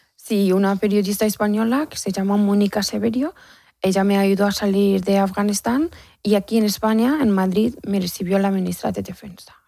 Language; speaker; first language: Spanish; non-native, learner; Persian